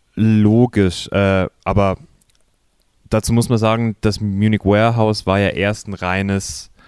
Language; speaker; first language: German; native; German